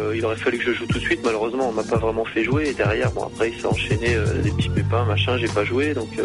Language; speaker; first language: French; native; French